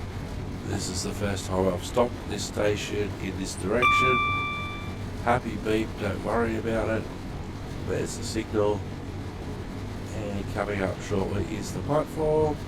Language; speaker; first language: English; native; English